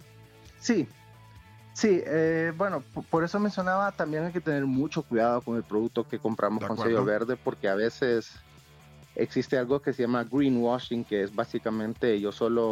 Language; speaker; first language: Spanish; native; Spanish